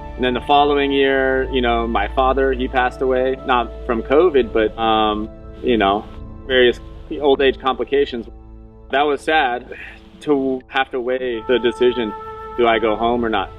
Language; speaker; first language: English; native; English